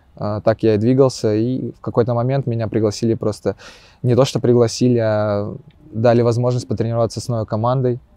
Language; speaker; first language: Russian; native; Russian